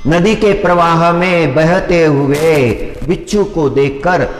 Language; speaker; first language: Hindi; non-native, local second language; Marathi